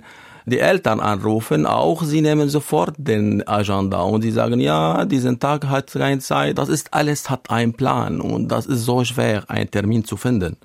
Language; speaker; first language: German; non-native, fluent; Arabic